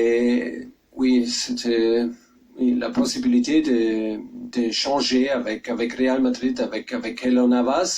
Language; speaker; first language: French; non-native, learner; German